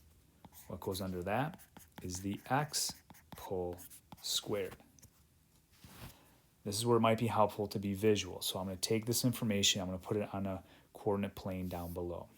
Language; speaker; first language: English; native; English